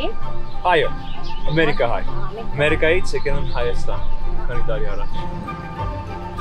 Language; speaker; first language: Armenian; early bilingual, heritage; Armenian